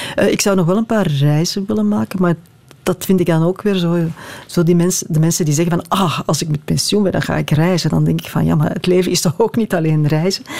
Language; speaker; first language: Dutch; native; Dutch